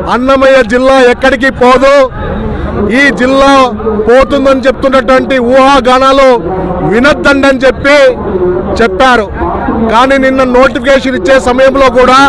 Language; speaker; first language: Telugu; native; Telugu